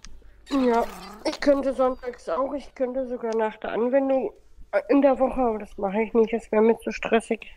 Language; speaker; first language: German; native; German